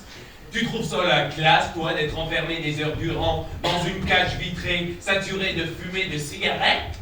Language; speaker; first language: French; native; French